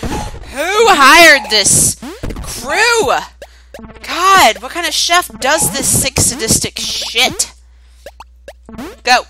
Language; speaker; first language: English; native; English